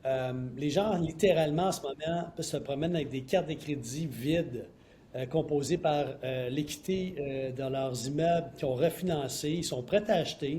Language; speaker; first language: French; native; French